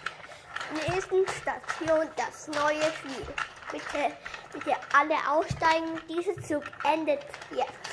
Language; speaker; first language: German; early bilingual, other home language; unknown